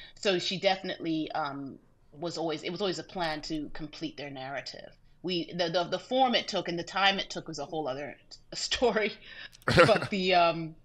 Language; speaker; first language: English; native; English